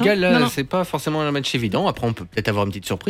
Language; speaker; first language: French; native; French